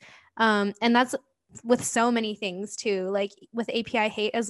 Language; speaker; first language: English; non-native, local second language; Cantonese